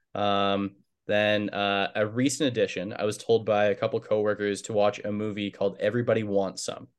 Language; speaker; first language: English; native; English